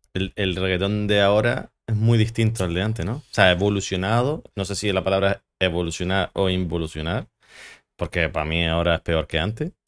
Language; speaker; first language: Spanish; native; Spanish